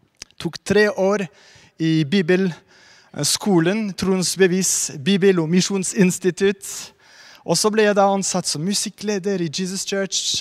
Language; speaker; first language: Norwegian; non-native, fluent; French